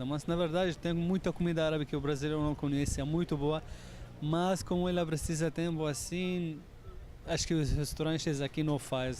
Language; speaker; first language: Portuguese; non-native, learner; Arabic